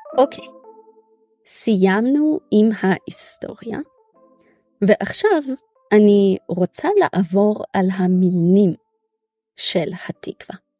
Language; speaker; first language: Hebrew; early bilingual, other home language; Russian